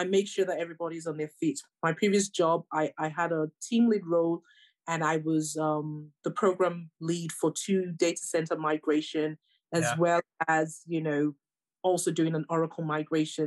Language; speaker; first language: English; native; English